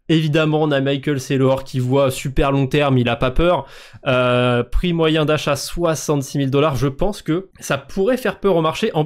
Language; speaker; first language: French; native; French